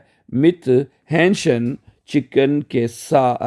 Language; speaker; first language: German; non-native, fluent; Urdu